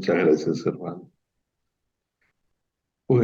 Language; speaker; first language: Spanish; native; Spanish